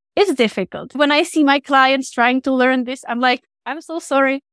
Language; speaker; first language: English; non-native, fluent; Czech